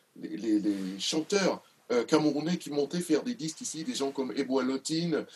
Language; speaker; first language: French; non-native, local second language; Duala